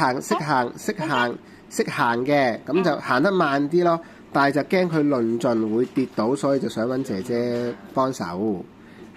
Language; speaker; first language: Cantonese; native; Cantonese